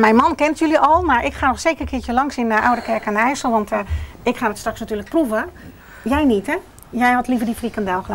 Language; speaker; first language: Dutch; native; Dutch